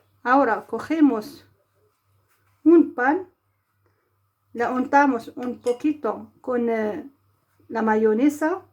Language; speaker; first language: Spanish; non-native, fluent; Arabic